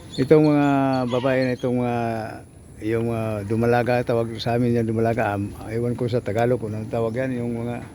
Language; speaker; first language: Filipino; non-native, local second language; Cebuano